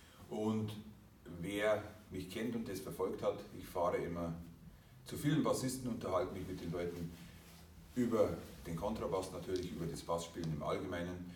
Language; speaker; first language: German; native; German